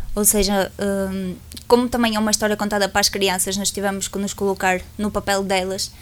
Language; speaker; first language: Portuguese; non-native, fluent; Ukrainian